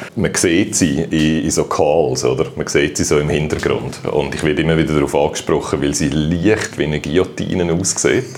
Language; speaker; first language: German; native; German